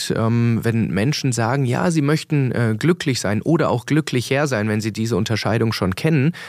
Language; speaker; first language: German; early bilingual, other home language; Danish